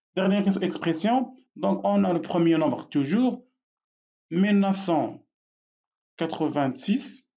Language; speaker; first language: French; non-native, local second language; Arabic